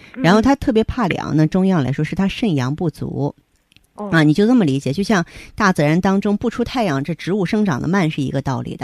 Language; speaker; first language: Chinese; native; Chinese